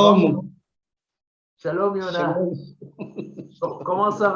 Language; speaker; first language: French; non-native, fluent; Hebrew